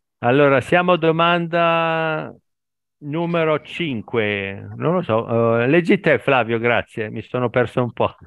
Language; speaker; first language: Italian; native; Italian